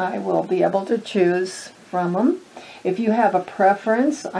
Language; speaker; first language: English; native; English